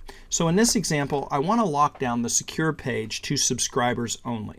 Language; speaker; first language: English; native; English